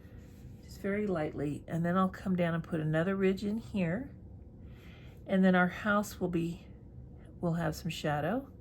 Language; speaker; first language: English; native; English